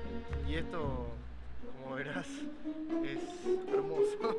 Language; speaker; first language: Spanish; native; Spanish